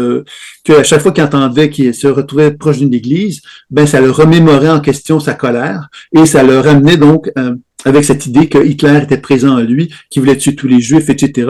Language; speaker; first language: French; native; French